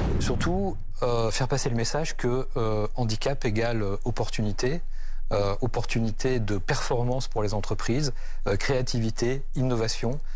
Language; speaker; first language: French; native; French